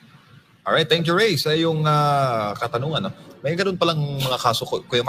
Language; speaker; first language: Filipino; native; Filipino